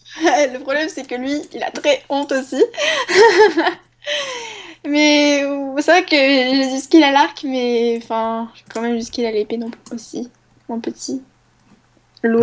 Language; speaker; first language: French; native; French